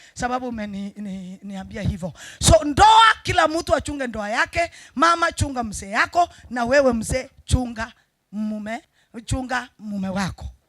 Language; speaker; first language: Swahili; non-native, local second language; Kalenjin